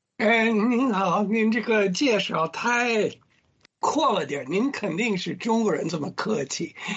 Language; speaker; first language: Chinese; non-native, fluent; English